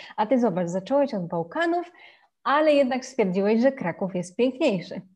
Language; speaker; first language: Polish; native; Polish